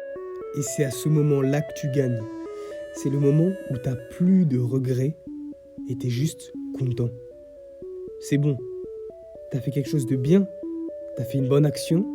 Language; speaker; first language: French; native; French